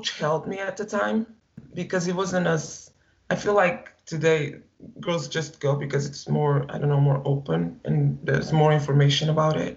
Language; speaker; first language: English; non-native, fluent; Portuguese